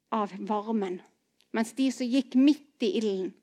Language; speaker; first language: Norwegian; native; Norwegian